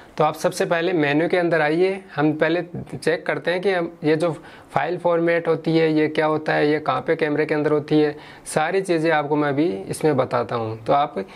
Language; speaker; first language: Hindi; native; Hindi